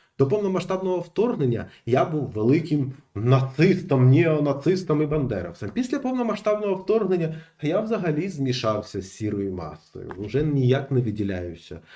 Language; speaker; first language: Ukrainian; non-native, local second language; Russian